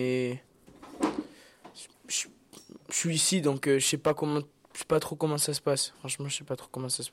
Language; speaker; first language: French; native; French